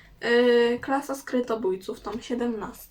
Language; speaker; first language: Polish; native; Polish